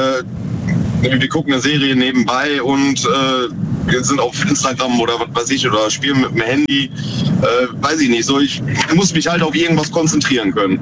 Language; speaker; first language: German; native; German